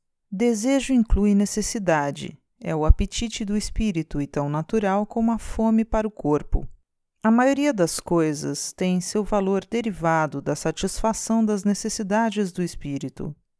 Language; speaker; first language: Portuguese; native; Portuguese